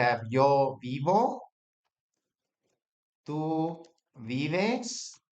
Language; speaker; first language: Spanish; non-native, fluent; English